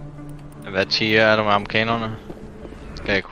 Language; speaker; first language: Danish; native; Danish